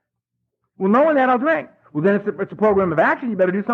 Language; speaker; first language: English; native; English